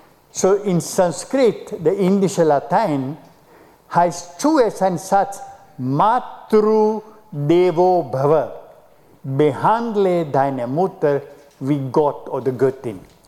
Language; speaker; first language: German; non-native, fluent; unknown